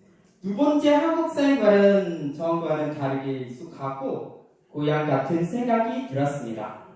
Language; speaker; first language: Korean; non-native, learner; Khmer